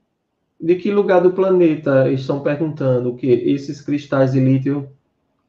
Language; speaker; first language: Spanish; non-native, learner; Portuguese